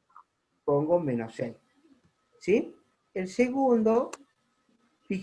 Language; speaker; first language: Spanish; native; Spanish